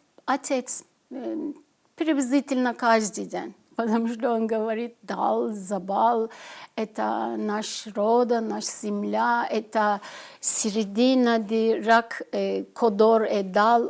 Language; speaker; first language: Russian; non-native, learner; Turkish